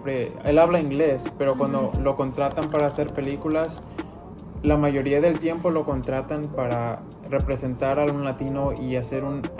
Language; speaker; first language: Spanish; early bilingual, other home language; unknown